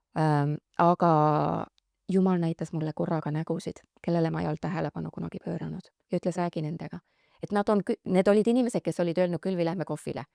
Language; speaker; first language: Estonian; native; Estonian